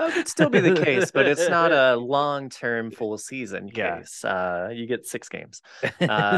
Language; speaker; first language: English; native; English